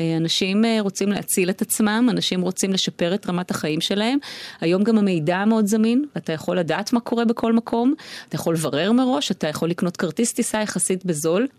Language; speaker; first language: Hebrew; native; Hebrew